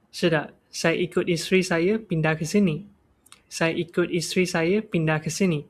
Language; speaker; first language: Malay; non-native, local second language; Chinese